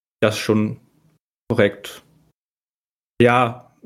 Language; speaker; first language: German; native; German